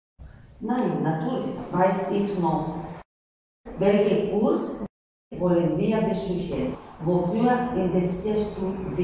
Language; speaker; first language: German; non-native, learner; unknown